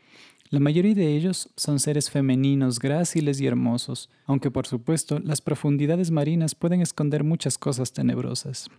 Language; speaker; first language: Spanish; native; Spanish